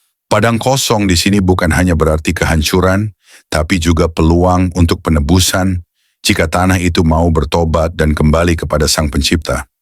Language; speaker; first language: Indonesian; native; Indonesian